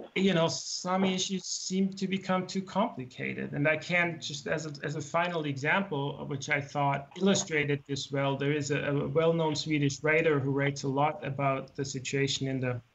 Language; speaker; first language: English; non-native, fluent; German